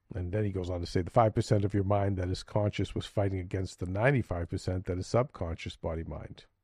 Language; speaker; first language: English; native; English